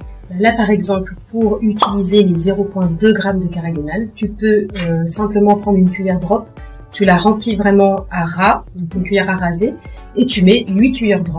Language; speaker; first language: French; native; French